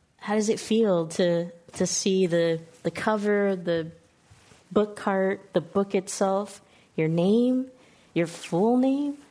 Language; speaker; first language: English; native; English